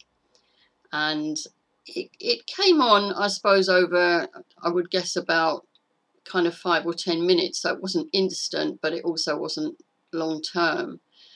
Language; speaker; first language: English; native; English